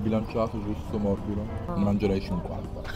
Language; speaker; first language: Italian; native; Italian